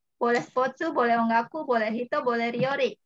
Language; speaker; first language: Indonesian; native; Indonesian